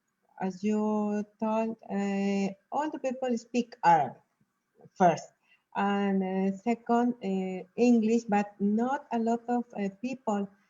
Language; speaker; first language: English; non-native, learner; Spanish